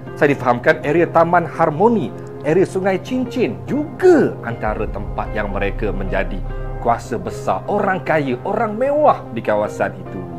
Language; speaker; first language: Malay; native; Malay